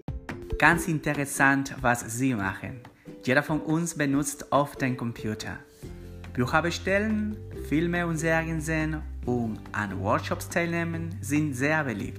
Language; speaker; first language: German; non-native, learner; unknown